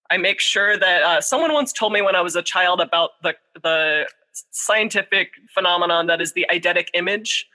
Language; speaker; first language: English; native; English